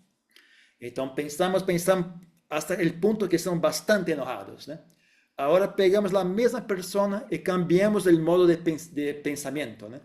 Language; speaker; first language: Spanish; non-native, fluent; Portuguese